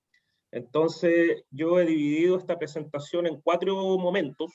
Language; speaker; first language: Spanish; native; Spanish